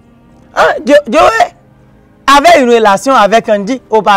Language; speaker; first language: French; non-native, local second language; Haitian Creole